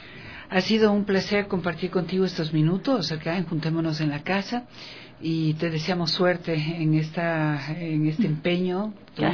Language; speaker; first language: Spanish; native; Spanish